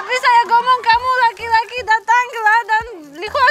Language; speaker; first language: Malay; non-native, learner; Russian